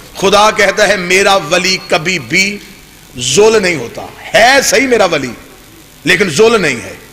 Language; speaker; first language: Urdu; native; Urdu